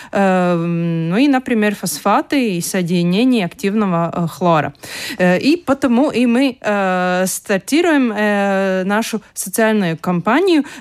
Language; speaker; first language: Russian; non-native, local second language; Latvian